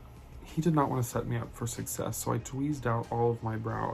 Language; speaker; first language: English; native; English